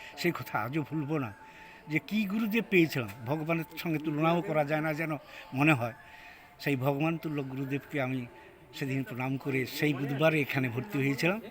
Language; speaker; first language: Bangla; native; Bangla